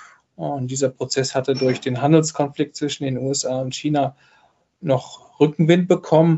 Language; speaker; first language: German; native; German